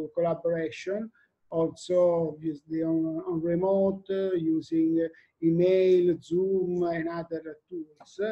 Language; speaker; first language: English; non-native, fluent; Italian